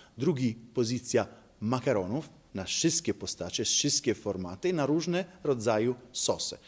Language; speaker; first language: Polish; non-native, learner; Italian